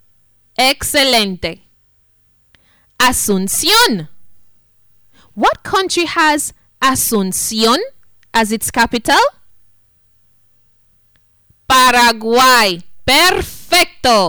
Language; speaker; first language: Spanish; non-native, fluent; English